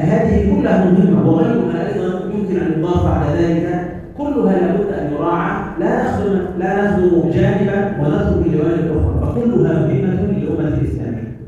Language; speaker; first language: Arabic; native; Arabic